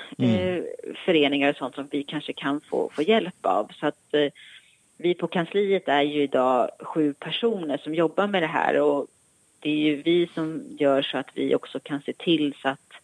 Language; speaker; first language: Swedish; native; Swedish